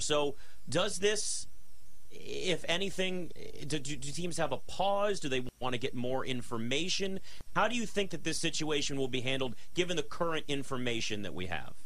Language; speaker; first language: English; native; English